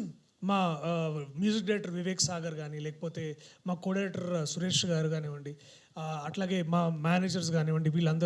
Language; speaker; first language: Telugu; native; Telugu